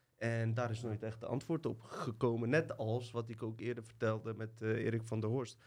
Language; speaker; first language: Dutch; early bilingual, other home language; Bosnian